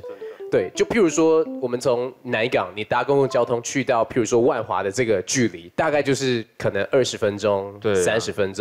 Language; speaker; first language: Chinese; native; Chinese